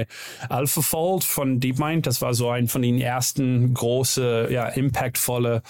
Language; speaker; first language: German; non-native, learner; Dutch